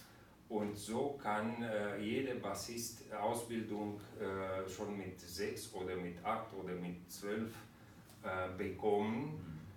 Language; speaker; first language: German; non-native, fluent; Romanian